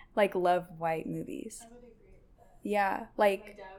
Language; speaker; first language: English; early bilingual, other home language; Tigrinya